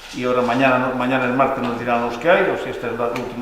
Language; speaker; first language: Spanish; non-native, local second language; Galician